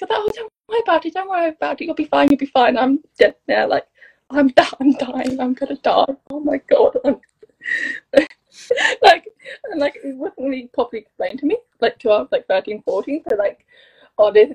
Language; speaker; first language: English; native; English